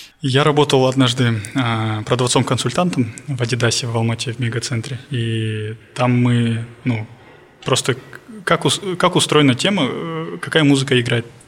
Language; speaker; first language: Russian; non-native, local second language; Kazakh